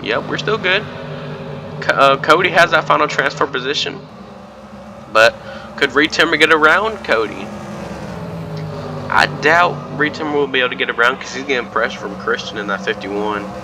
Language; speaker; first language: English; native; English